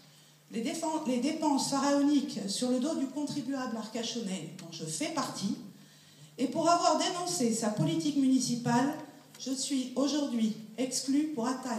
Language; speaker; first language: French; native; French